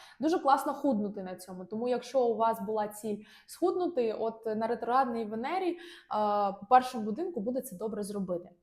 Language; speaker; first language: Ukrainian; non-native, local second language; Russian